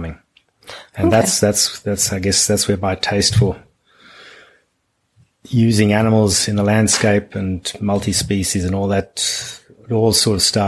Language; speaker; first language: English; non-native, local second language; German